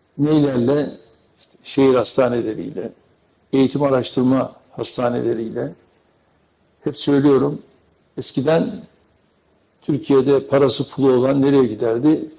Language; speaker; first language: Turkish; native; Turkish